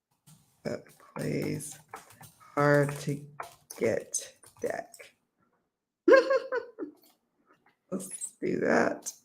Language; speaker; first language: English; native; English